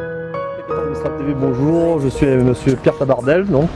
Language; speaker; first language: French; native; French